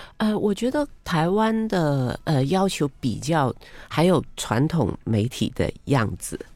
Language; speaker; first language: Chinese; non-native, local second language; Cantonese